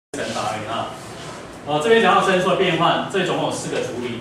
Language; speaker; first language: Chinese; native; Chinese